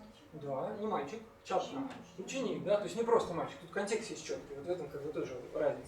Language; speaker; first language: Russian; native; Russian